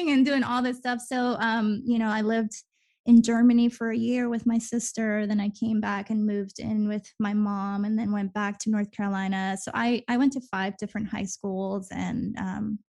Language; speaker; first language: English; early bilingual, other home language; Spanish